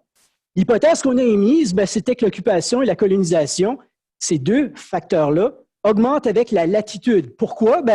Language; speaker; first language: French; native; French